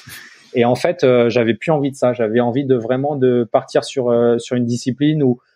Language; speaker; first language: French; native; French